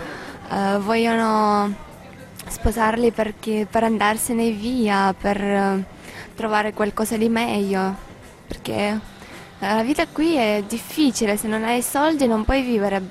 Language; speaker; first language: Italian; non-native, fluent; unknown